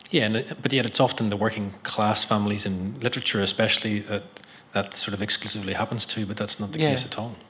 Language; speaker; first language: English; native; English